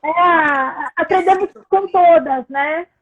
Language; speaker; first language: Portuguese; native; Portuguese